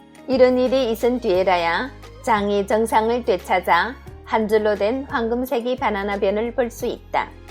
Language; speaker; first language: Korean; native; Korean